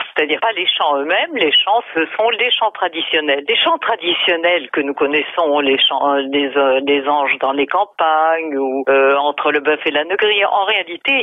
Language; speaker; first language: French; native; French